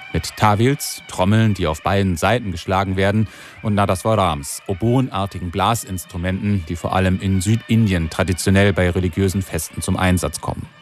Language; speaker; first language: German; native; German